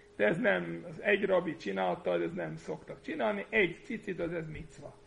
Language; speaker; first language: Hungarian; non-native, fluent; English